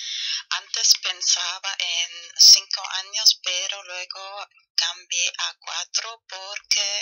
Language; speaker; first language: Spanish; non-native, fluent; German